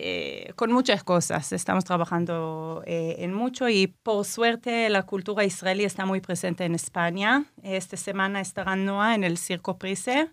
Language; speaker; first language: Spanish; non-native, fluent; Hebrew